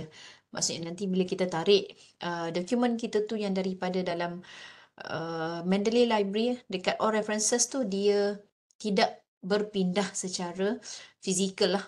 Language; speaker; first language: Malay; native; Malay